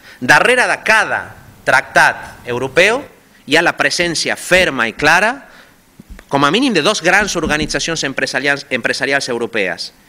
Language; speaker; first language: Catalan; non-native, fluent; Spanish